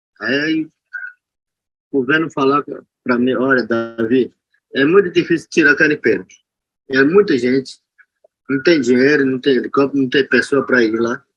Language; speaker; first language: Portuguese; non-native, local second language; Yanomámi